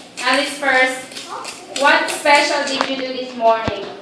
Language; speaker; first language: English; non-native, fluent; Korean